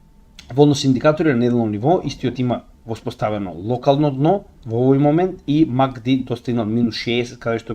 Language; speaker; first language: Macedonian; native; Macedonian